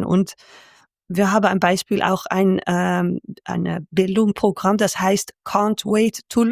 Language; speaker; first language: German; non-native, fluent; Dutch